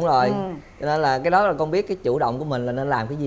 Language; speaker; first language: Vietnamese; native; Vietnamese